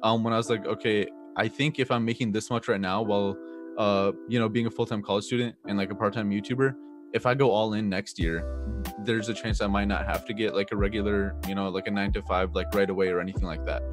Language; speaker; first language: English; native; English